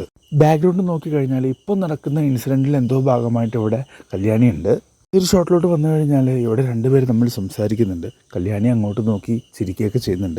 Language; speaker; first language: Malayalam; native; Malayalam